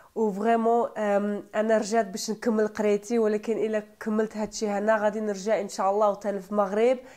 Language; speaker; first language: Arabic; non-native, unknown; Turkish